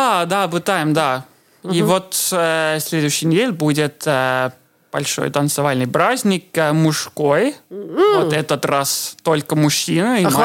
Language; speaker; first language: Russian; non-native, learner; Estonian